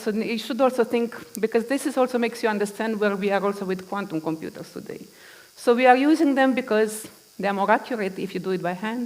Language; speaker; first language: English; non-native, fluent; Romanian